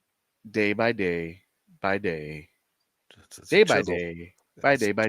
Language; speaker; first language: English; native; English